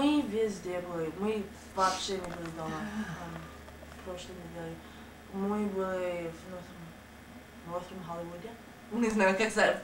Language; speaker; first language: Russian; non-native, learner; English